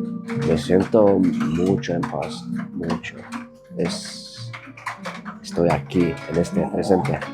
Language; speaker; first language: Spanish; non-native, learner; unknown